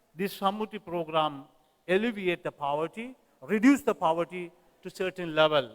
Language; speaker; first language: English; non-native, local second language; Tamil